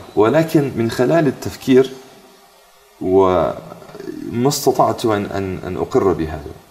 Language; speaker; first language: Arabic; non-native, fluent; English